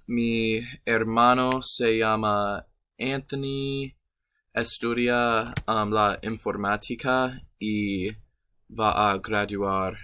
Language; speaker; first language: Spanish; non-native, learner; English